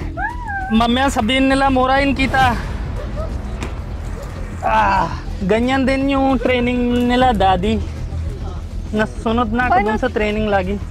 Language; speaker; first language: Filipino; non-native, learner; Punjabi